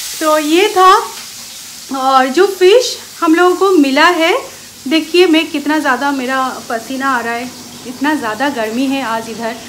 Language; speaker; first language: Hindi; non-native, local second language; Bangla